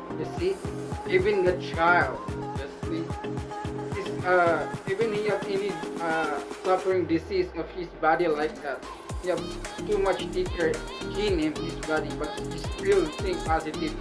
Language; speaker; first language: English; non-native, local second language; Filipino